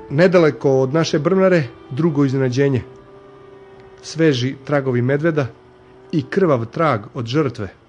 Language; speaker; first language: Serbian; native; Serbian